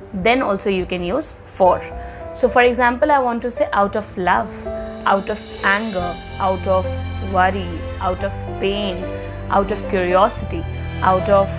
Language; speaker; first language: English; non-native, local second language; Hindi